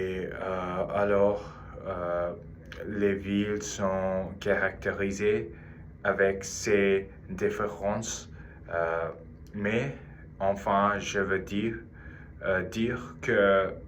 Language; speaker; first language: French; non-native, learner; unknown